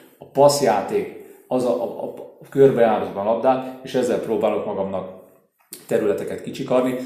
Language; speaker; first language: Hungarian; native; Hungarian